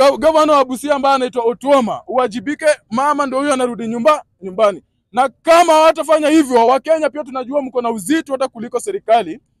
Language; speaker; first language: Swahili; native; Swahili